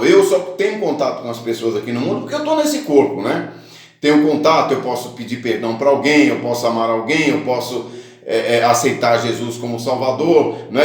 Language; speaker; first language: Portuguese; native; Portuguese